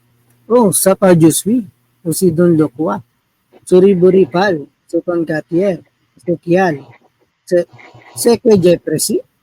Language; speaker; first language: French; non-native, learner; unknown